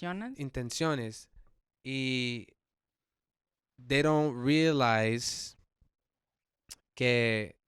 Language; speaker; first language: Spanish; early bilingual, heritage; English